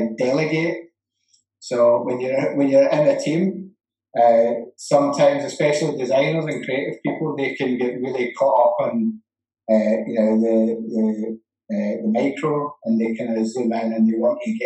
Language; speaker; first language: English; native; English